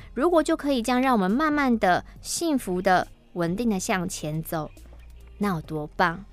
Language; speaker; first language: Chinese; native; Chinese